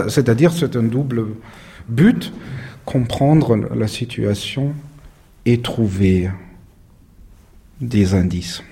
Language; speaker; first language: French; non-native, fluent; German